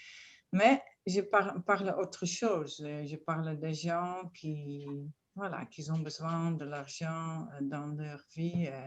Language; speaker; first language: French; non-native, fluent; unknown